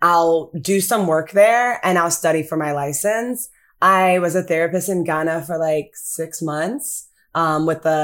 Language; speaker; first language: English; early bilingual, other home language; Akan